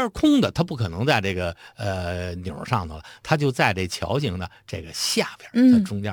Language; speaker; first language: Chinese; native; Chinese